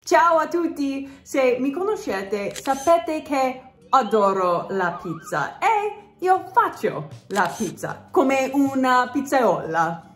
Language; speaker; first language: Italian; non-native, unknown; English